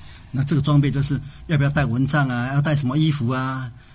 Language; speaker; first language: Chinese; native; Chinese